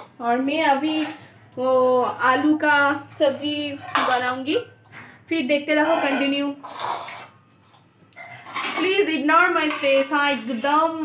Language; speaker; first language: Hindi; non-native, local second language; Bangla